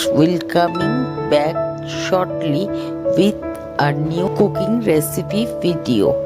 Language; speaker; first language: English; non-native, local second language; Bangla